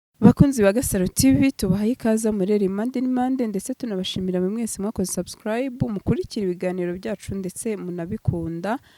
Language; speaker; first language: Kinyarwanda; native; Kinyarwanda